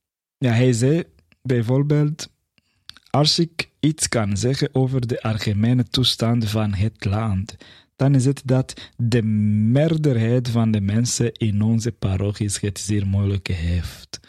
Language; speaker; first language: Dutch; non-native, fluent; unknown